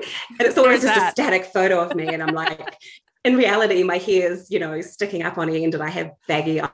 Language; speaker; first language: English; native; English